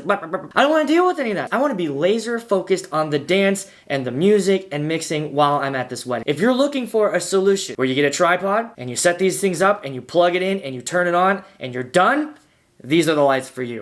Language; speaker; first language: English; native; English